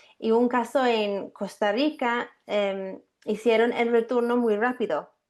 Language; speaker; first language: Spanish; non-native, fluent; English